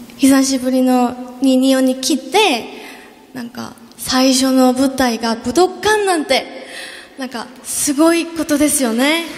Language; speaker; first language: Japanese; non-native, fluent; Korean